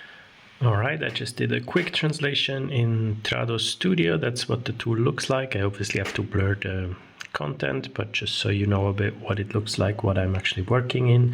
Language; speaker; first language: English; non-native, fluent; German